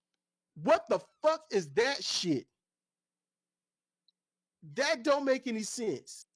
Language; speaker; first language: English; native; English